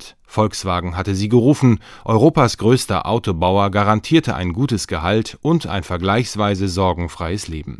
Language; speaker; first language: German; native; German